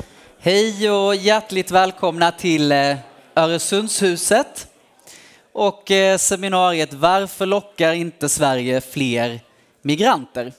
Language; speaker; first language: Swedish; native; Swedish